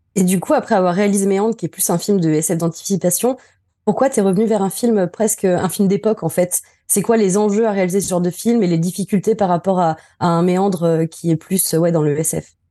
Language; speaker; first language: French; native; French